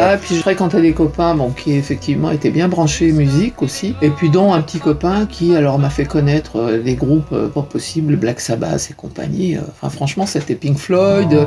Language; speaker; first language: French; native; French